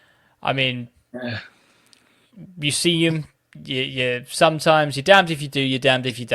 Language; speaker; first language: English; native; English